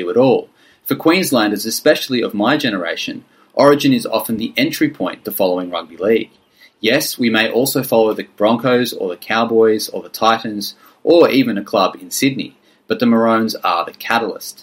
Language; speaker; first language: English; native; English